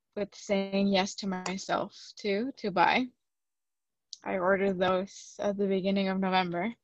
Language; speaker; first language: English; early bilingual, other home language; Spanish